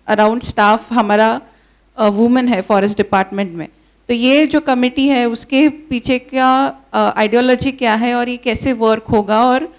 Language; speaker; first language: Hindi; non-native, local second language; Marathi